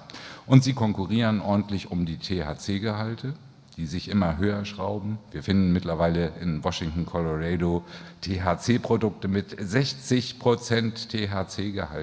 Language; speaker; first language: German; native; German